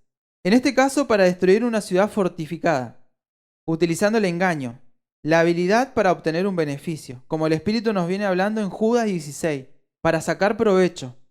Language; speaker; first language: Spanish; native; Spanish